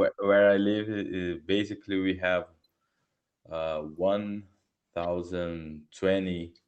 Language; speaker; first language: English; non-native, learner; Portuguese